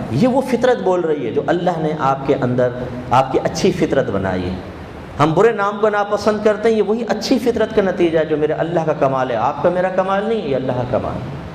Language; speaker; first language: Urdu; native; Urdu